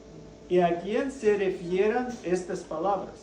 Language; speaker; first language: Spanish; non-native, fluent; Russian